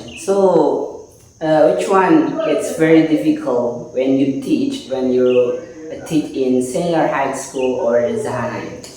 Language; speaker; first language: English; non-native, learner; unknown